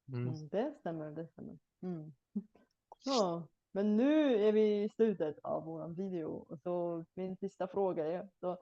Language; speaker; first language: Swedish; non-native, fluent; Bulgarian